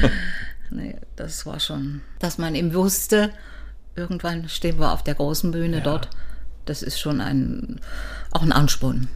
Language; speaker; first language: German; native; German